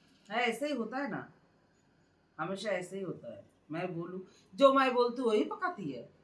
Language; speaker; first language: Hindi; non-native, local second language; Bangla